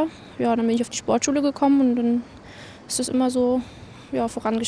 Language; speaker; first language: German; native; German